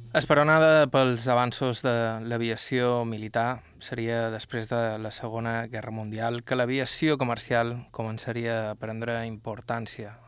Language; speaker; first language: Catalan; native; Catalan